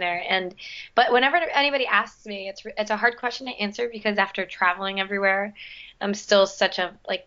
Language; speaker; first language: English; early bilingual, other home language; Spanish